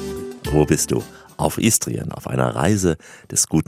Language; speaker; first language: German; native; German